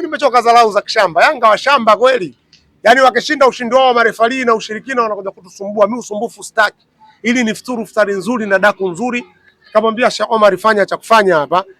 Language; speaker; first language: Swahili; native; Swahili